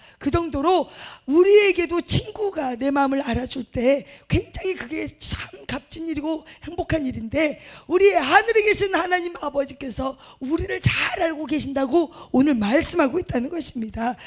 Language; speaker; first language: Korean; native; Korean